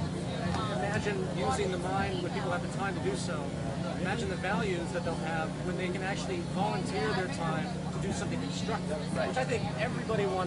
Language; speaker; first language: English; native; English